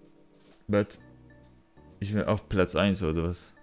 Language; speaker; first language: German; non-native, learner; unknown